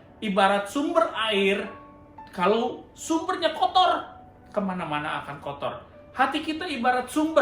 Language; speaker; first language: Indonesian; native; Indonesian